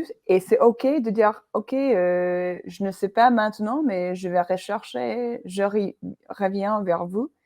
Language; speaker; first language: French; non-native, fluent; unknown